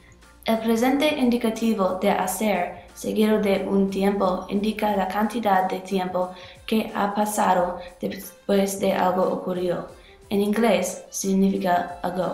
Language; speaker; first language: Spanish; non-native, learner; English